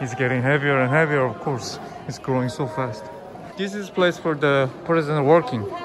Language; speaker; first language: English; non-native, fluent; Korean